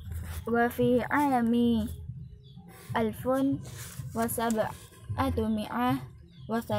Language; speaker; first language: Arabic; non-native, learner; Indonesian